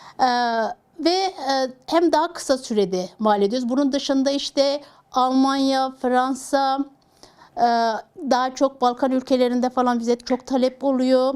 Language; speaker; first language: Turkish; native; Turkish